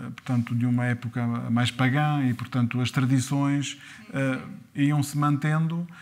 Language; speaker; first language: Portuguese; early bilingual, other home language; French